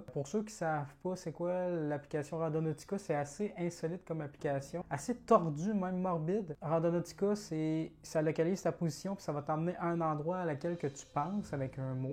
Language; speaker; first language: French; native; French